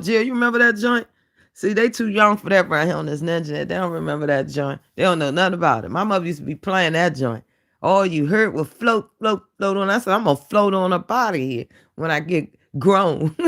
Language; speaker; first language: English; native; English